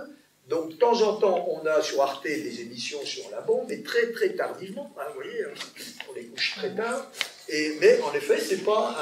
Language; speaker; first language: French; native; French